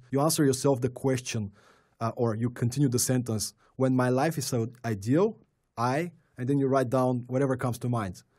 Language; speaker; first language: English; non-native, fluent; Bulgarian